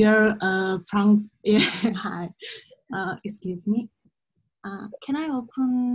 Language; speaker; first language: English; non-native, learner; Korean